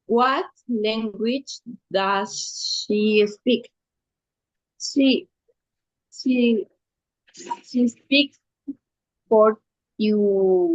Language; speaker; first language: English; non-native, learner; Spanish